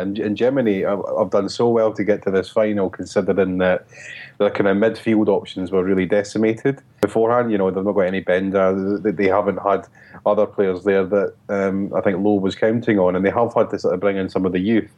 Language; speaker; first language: English; native; English